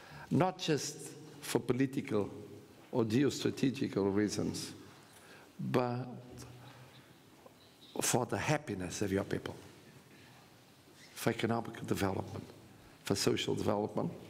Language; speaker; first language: English; non-native, fluent; Portuguese